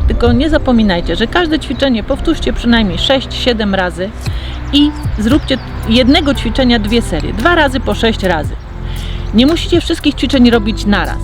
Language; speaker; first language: Polish; native; Polish